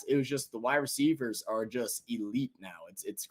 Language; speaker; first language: English; native; English